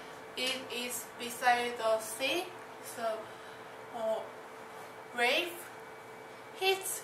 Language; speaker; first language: English; non-native, learner; Korean